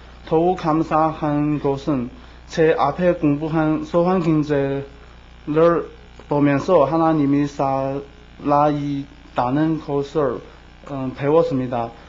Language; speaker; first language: Korean; non-native, learner; Chinese